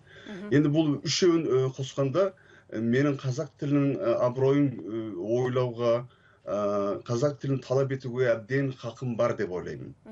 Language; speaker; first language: Kazakh; non-native, fluent; Turkish